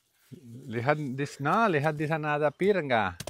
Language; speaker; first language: Indonesian; non-native, learner; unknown